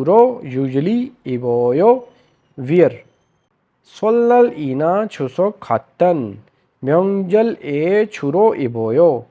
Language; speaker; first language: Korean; non-native, fluent; Urdu